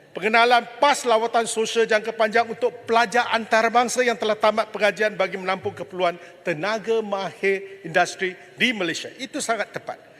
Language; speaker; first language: Malay; non-native, local second language; Chinese